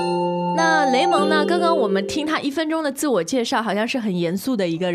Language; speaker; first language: Chinese; native; Chinese